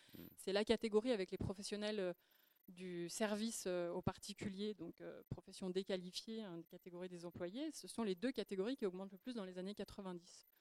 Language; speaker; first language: French; native; French